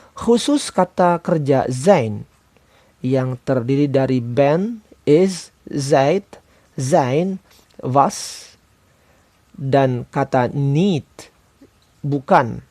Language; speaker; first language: Indonesian; native; Indonesian